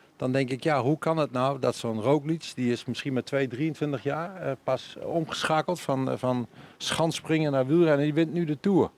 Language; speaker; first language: Dutch; native; Dutch